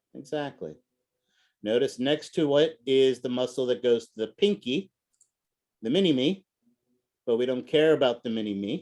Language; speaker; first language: English; native; English